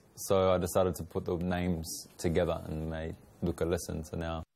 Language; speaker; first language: English; native; English